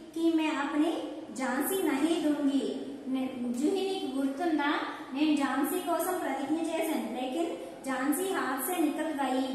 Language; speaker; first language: Hindi; non-native, local second language; Telugu